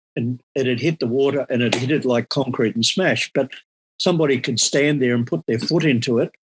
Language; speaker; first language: English; native; English